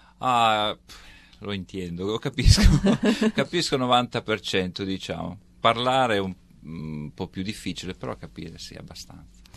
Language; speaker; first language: Italian; native; Italian